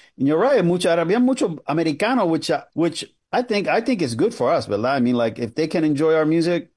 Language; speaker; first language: English; early bilingual, other home language; Spanish